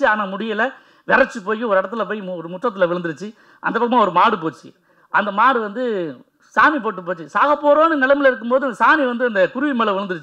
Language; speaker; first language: Tamil; native; Tamil